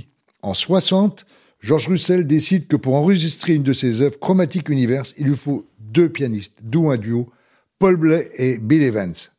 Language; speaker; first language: French; native; French